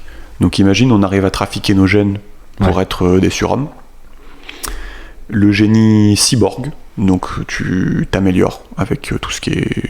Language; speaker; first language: French; native; French